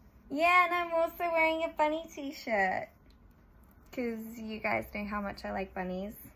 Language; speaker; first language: English; early bilingual, other home language; Korean